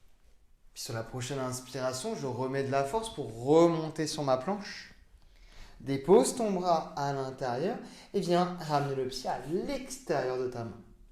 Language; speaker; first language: French; native; French